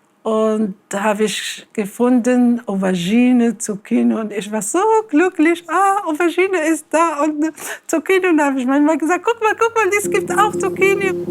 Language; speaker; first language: German; non-native, learner; Arabic